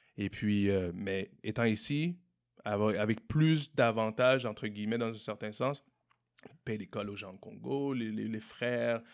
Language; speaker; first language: French; native; French